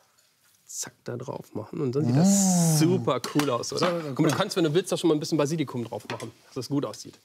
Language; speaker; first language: German; native; German